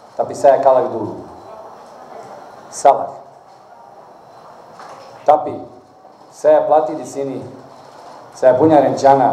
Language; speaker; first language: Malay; non-native, learner; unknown